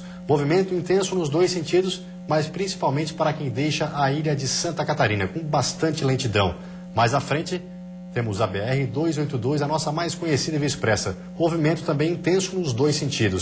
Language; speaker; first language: Portuguese; native; Portuguese